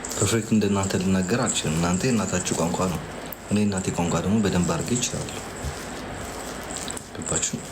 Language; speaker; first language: Amharic; non-native, learner; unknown